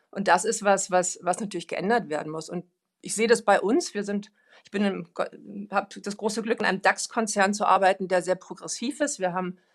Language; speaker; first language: German; non-native, fluent; Swedish